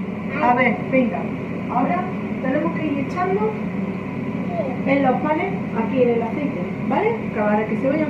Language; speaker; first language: Spanish; native; Spanish